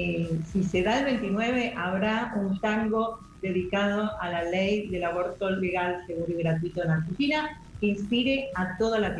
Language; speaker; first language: Spanish; native; Spanish